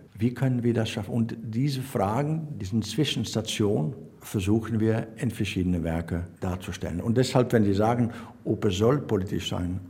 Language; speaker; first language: German; non-native, fluent; Dutch